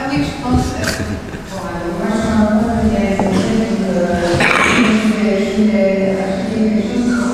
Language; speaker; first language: French; non-native, learner; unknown